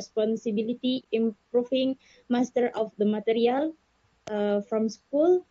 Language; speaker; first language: English; non-native, learner; Indonesian